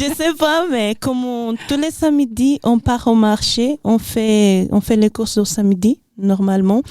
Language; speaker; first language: French; non-native, learner; Portuguese